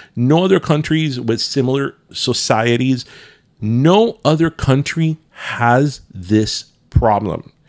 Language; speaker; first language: English; early bilingual, other home language; Spanish